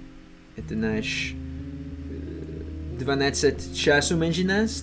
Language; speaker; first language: Russian; non-native, learner; English